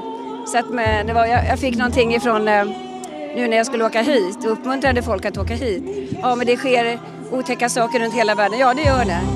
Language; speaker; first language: Swedish; native; Swedish